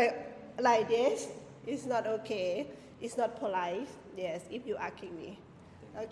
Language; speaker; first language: English; non-native, learner; Thai